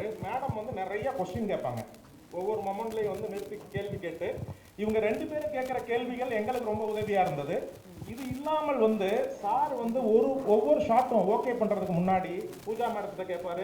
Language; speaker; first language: Tamil; native; Tamil